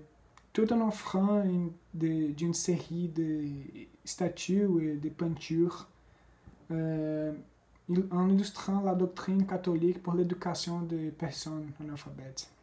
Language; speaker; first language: French; non-native, fluent; Portuguese